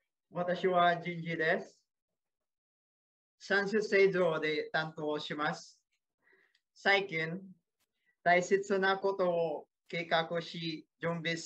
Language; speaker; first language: Japanese; non-native, learner; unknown